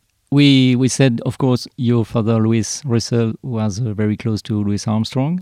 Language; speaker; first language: English; non-native, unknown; French